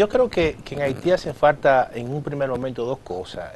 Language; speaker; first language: Spanish; native; Spanish